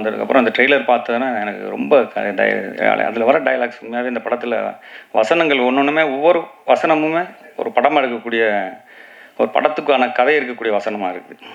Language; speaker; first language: Tamil; native; Tamil